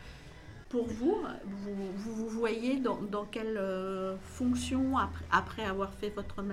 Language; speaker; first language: French; native; French